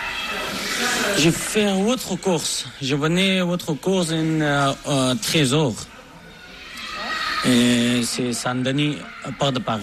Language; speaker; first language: French; non-native, learner; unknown